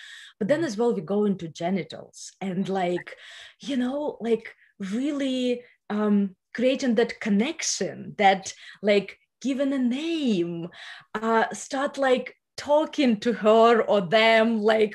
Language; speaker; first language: English; non-native, fluent; Russian